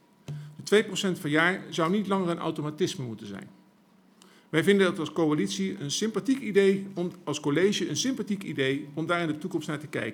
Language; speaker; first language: Dutch; native; Dutch